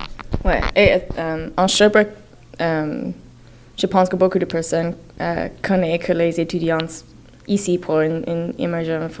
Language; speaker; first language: French; non-native, learner; English